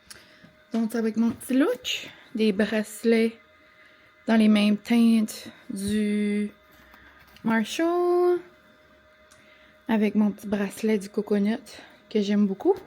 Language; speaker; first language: French; native; French